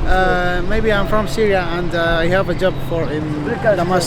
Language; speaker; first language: English; non-native, learner; Arabic